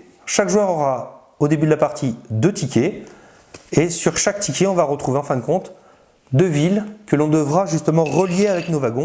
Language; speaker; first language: French; native; French